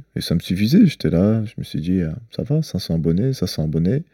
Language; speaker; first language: French; early bilingual, other home language; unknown